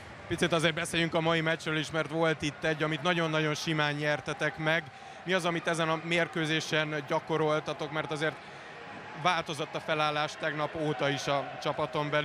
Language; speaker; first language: Hungarian; native; Hungarian